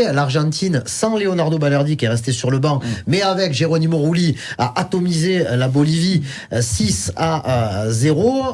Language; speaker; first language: French; native; French